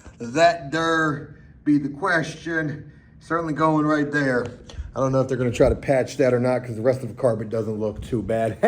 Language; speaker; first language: English; native; English